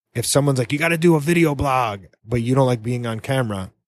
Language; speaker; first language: English; native; English